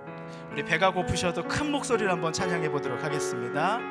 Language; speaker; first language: Korean; native; Korean